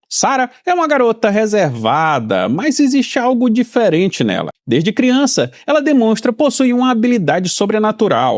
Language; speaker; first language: Portuguese; native; Portuguese